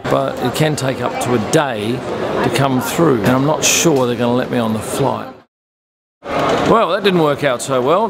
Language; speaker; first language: English; native; English